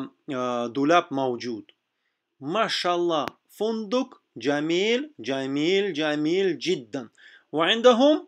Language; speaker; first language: Arabic; non-native, fluent; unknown